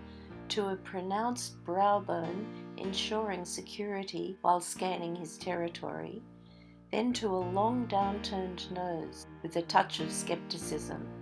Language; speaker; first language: English; native; English